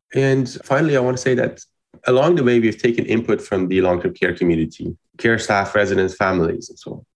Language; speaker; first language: English; non-native, fluent; Persian